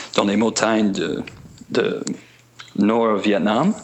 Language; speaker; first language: French; non-native, fluent; English